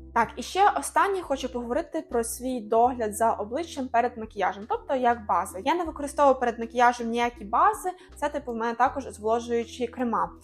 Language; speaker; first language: Ukrainian; non-native, local second language; Russian